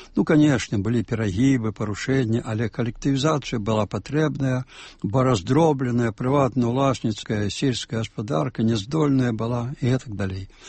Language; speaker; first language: Belarusian; native; Belarusian